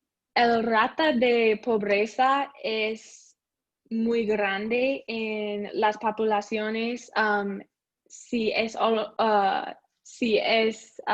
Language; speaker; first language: Spanish; non-native, learner; English